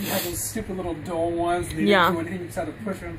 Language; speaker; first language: English; native; English